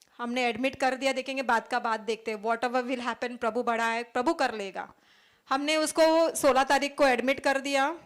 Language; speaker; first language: Hindi; non-native, local second language; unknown